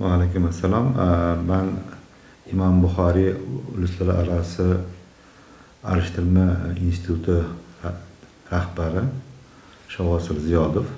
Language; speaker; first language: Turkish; non-native, learner; Uzbek